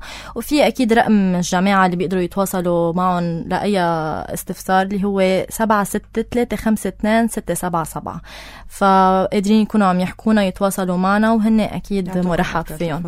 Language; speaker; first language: Arabic; native; Arabic